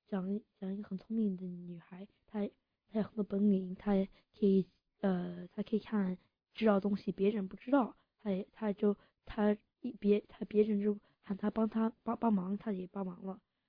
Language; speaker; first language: Chinese; early bilingual, heritage; English